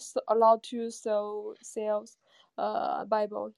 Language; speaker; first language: English; non-native, learner; Chinese